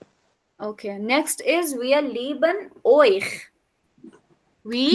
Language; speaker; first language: German; non-native, learner; Hindi